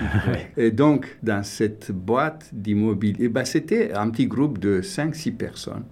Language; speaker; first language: French; non-native, fluent; Romanian